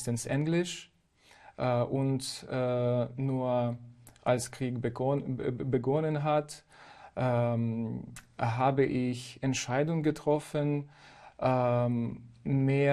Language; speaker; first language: German; non-native, fluent; Ukrainian